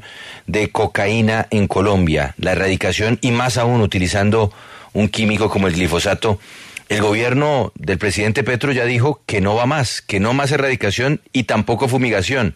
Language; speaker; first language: Spanish; native; Spanish